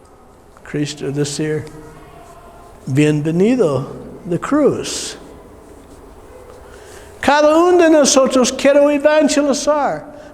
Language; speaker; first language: Spanish; non-native, learner; English